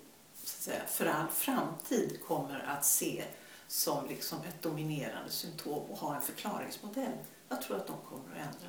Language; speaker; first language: Swedish; native; Swedish